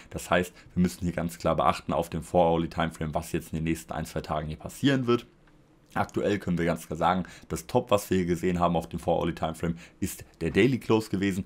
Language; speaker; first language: German; native; German